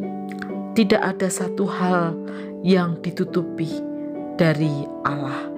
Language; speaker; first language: Indonesian; native; Indonesian